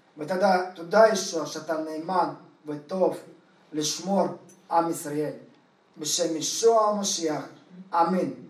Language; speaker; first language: Hebrew; non-native, fluent; Russian